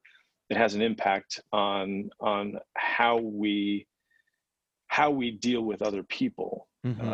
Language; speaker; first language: English; native; English